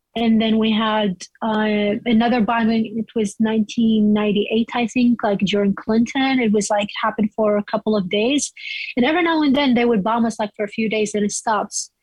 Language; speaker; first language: English; non-native, fluent; Arabic